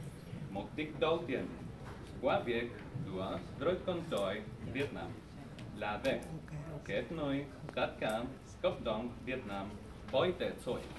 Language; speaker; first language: Vietnamese; non-native, learner; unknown